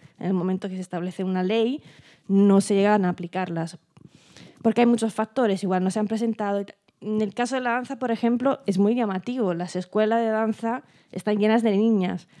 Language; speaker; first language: Spanish; non-native, fluent; Italian